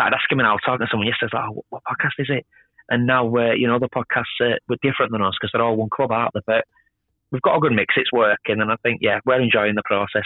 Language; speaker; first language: English; native; English